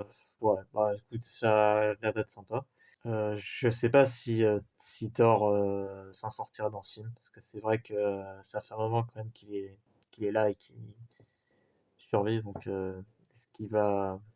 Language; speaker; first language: French; native; French